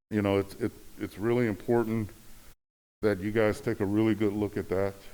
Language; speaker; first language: English; native; English